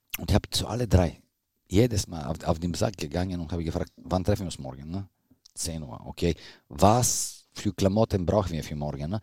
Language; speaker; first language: German; non-native, fluent; Bulgarian